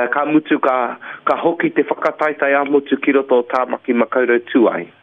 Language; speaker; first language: Māori; native; Māori